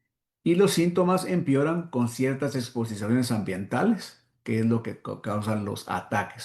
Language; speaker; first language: Spanish; native; Spanish